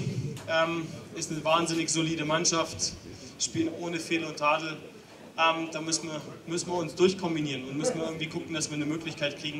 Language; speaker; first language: German; native; German